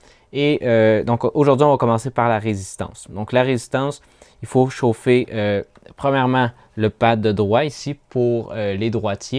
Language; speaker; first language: French; native; French